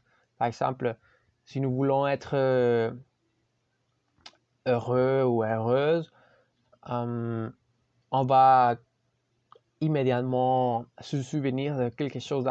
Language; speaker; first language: French; non-native, learner; Spanish